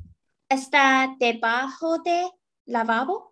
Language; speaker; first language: Spanish; non-native, learner; English